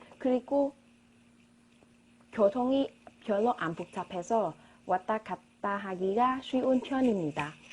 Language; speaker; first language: Korean; non-native, learner; Vietnamese